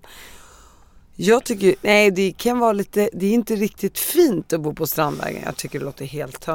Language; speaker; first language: Swedish; native; Swedish